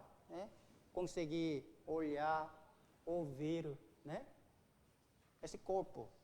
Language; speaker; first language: Portuguese; non-native, fluent; Korean